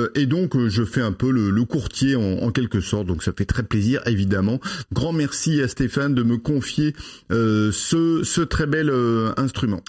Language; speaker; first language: French; native; French